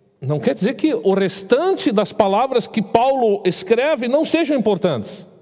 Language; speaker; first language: Portuguese; native; Portuguese